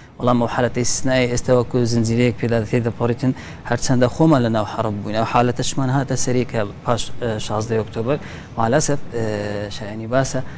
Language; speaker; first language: Central Kurdish; non-native, local second language; Azerbaijani